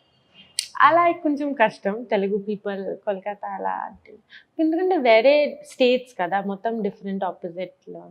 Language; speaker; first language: Telugu; non-native, learner; Bangla